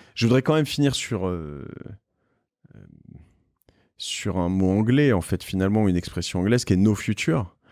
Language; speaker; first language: French; native; French